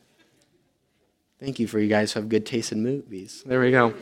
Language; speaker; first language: English; non-native, fluent; Romanian